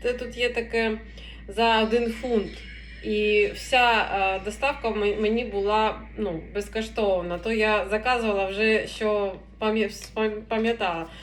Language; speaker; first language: Ukrainian; non-native, local second language; Russian